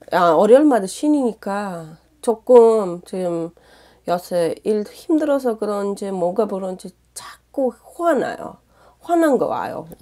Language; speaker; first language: Korean; non-native, learner; Uzbek